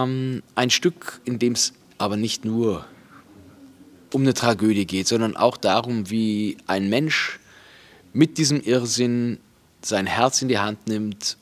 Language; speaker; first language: German; native; German